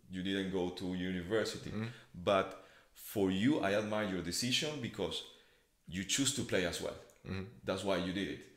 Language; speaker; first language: English; non-native, fluent; Spanish